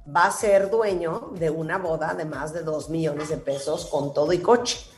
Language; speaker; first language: Spanish; native; Spanish